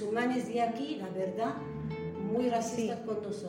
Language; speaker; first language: Spanish; non-native, learner; Arabic